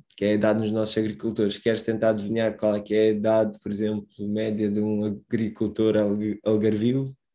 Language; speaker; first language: Portuguese; early bilingual, other home language; Romanian